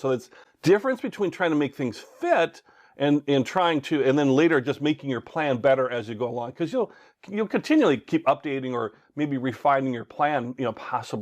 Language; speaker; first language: English; native; English